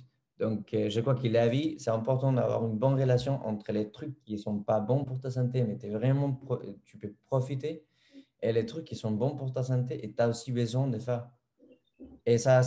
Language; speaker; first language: French; non-native, fluent; Spanish